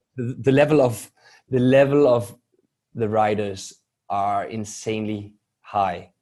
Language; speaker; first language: English; non-native, fluent; Danish